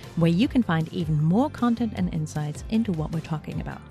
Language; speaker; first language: English; non-native, fluent; German